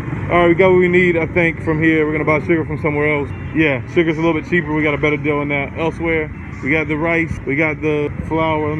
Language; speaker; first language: English; native; English